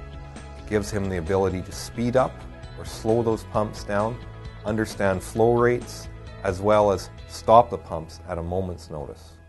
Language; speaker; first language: English; native; English